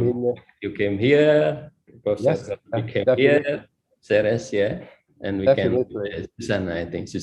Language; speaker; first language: English; non-native, learner; Indonesian